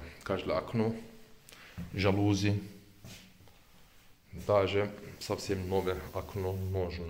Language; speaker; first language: Russian; non-native, learner; Turkish